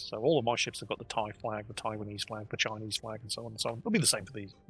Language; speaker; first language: English; native; English